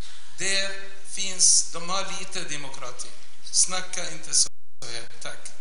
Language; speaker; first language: Swedish; non-native, fluent; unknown